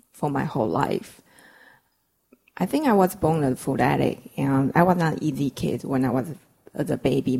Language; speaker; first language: English; non-native, fluent; Chinese